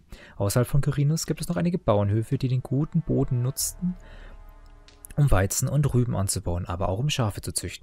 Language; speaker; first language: German; native; German